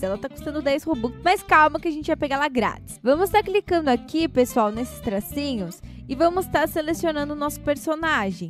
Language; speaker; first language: Portuguese; native; Portuguese